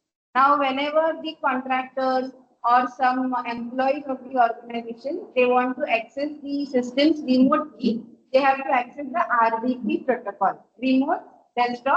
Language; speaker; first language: English; non-native, local second language; Marathi